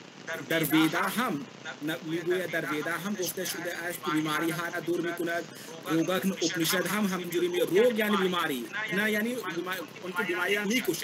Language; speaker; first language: Persian; non-native, learner; Hindi